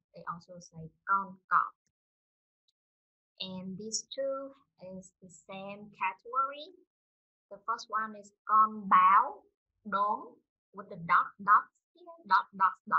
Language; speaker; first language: English; non-native, fluent; Vietnamese